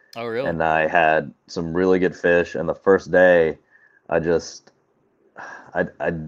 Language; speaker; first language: English; native; English